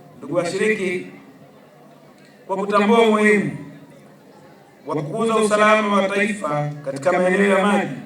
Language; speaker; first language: Swahili; native; Swahili